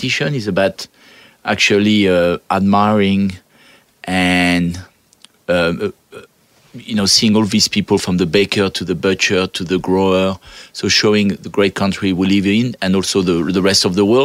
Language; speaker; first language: English; non-native, fluent; French